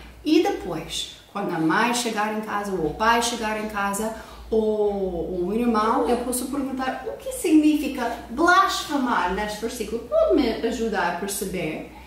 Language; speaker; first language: Portuguese; non-native, fluent; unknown